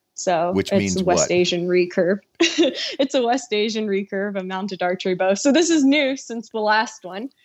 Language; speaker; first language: English; native; English